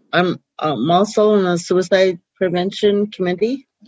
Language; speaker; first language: English; non-native, fluent; Cree